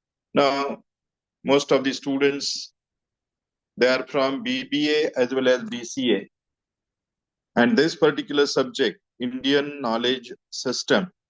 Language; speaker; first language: English; non-native, local second language; Marathi